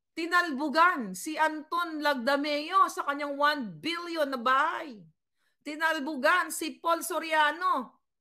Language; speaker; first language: Filipino; non-native, local second language; Cebuano